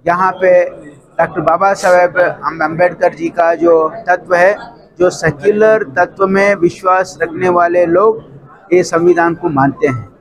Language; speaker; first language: Hindi; non-native, local second language; Kannada